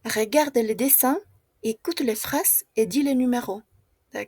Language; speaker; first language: French; non-native, fluent; Spanish